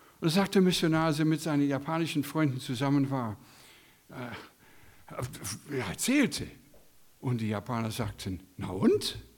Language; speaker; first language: German; non-native, fluent; English